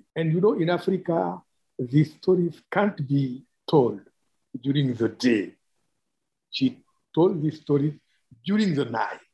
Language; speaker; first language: English; non-native, fluent; Wolof